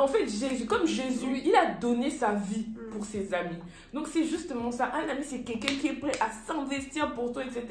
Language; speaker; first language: French; native; French